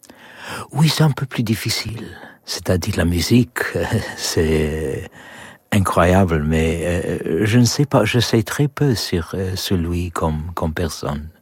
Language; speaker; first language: French; non-native, learner; English